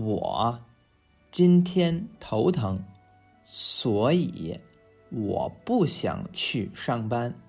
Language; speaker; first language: Chinese; non-native, fluent; English